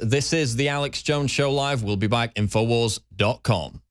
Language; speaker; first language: English; native; English